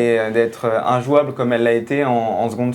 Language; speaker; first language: French; native; French